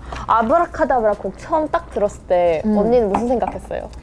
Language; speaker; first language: Korean; early bilingual, heritage; Korean